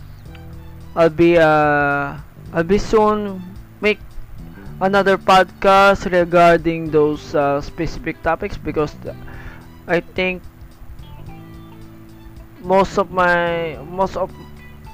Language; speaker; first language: English; non-native, local second language; Filipino